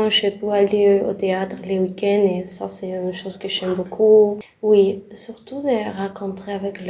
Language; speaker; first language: French; non-native, learner; Spanish